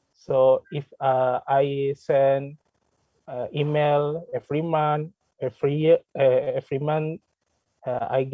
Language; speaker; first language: English; non-native, learner; Indonesian